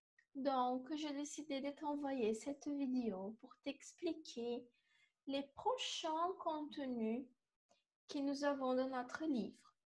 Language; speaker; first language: French; non-native, fluent; Portuguese